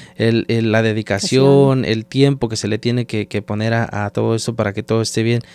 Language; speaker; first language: Spanish; native; Spanish